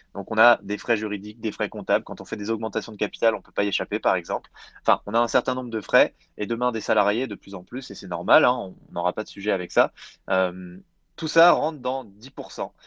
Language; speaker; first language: French; native; French